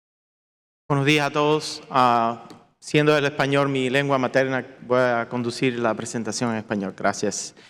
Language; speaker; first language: Spanish; native; Spanish